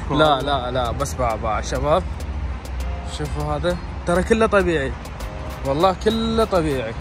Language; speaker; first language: Arabic; native; Arabic